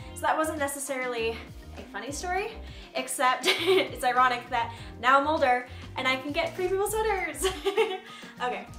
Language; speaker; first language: English; native; English